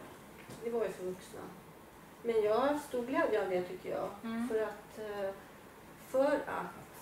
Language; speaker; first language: Swedish; native; Swedish